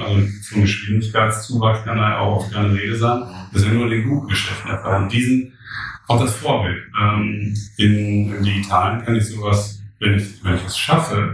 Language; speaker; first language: German; native; German